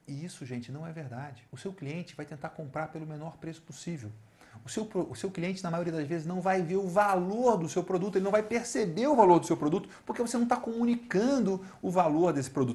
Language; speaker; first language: Portuguese; native; Portuguese